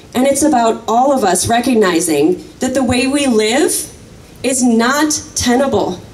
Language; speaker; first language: English; native; English